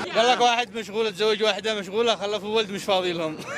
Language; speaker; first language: Arabic; native; Arabic